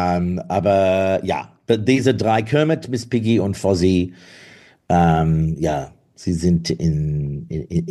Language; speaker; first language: German; non-native, fluent; English